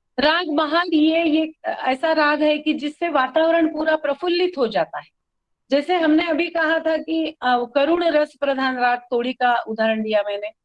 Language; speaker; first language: Hindi; non-native, local second language; Marathi